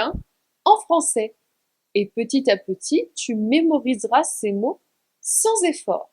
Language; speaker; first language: French; native; French